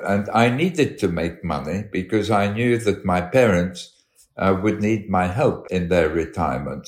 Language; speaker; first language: English; early bilingual, other home language; Arabic